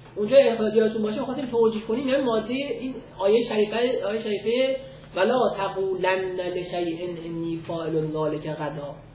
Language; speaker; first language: Persian; native; Persian